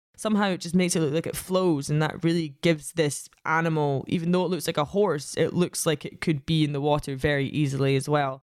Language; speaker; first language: English; native; English